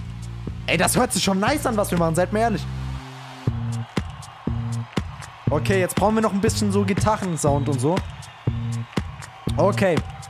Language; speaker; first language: German; native; German